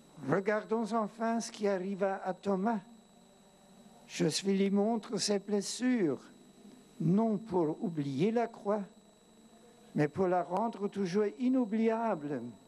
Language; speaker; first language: French; non-native, fluent; German